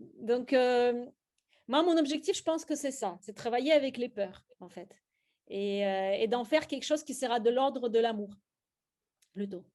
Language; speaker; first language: French; non-native, fluent; Russian